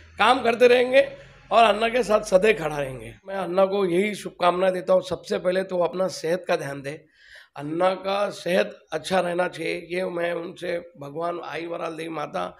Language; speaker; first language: Hindi; non-native, local second language; Telugu